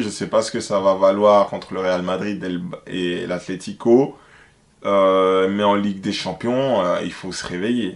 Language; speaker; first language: French; native; French